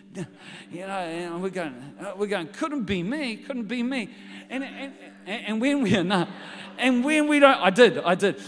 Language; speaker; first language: English; native; English